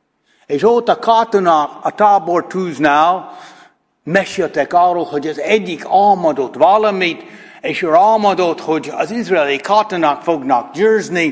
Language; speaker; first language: Hungarian; non-native, fluent; English